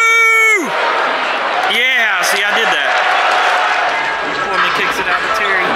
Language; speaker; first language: English; native; English